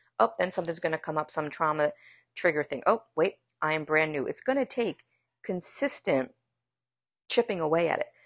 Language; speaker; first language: English; native; English